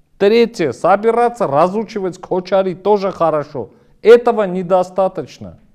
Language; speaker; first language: Russian; non-native, local second language; Armenian